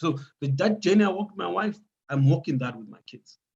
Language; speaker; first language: English; non-native, local second language; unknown